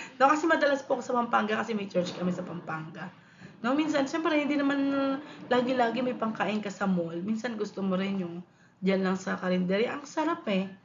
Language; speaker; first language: Filipino; non-native, local second language; Pampanga